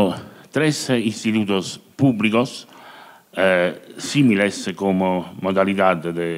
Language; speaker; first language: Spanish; non-native, learner; Italian